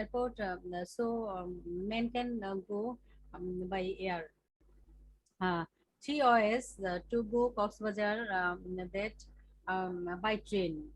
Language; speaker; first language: English; non-native, learner; Bangla